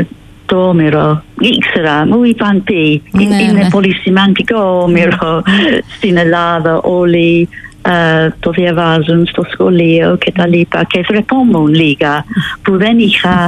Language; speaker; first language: Greek; non-native, learner; English